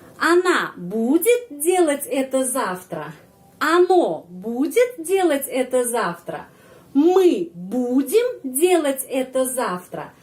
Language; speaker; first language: Russian; non-native, fluent; Indonesian